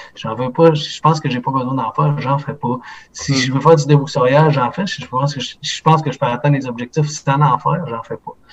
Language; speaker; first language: French; native; French